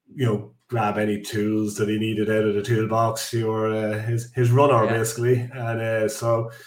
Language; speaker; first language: English; native; English